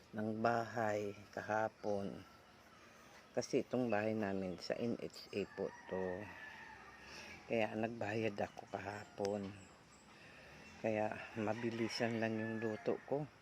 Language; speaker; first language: Filipino; non-native, local second language; Bikol